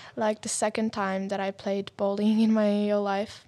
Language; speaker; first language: English; non-native, learner; Portuguese